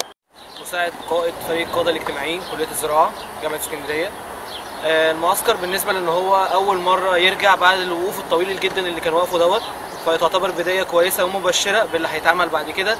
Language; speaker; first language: Arabic; native; Arabic